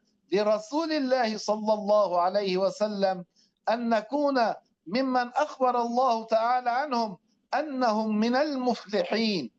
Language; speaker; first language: Arabic; native; Arabic